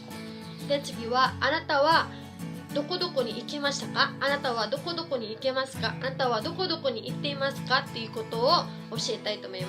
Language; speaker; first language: Japanese; non-native, fluent; Cebuano